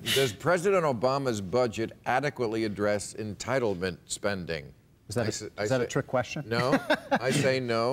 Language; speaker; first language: English; native; English